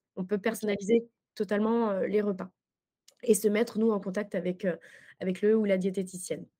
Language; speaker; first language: French; native; French